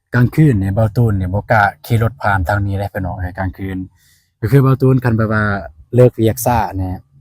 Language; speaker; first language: Lao; non-native, local second language; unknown